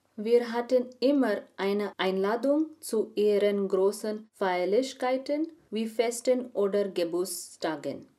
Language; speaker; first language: German; non-native, learner; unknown